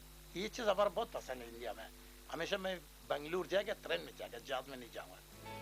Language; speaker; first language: Hindi; non-native, learner; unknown